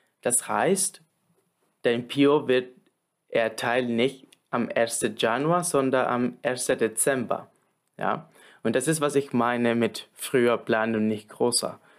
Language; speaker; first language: German; non-native, fluent; Spanish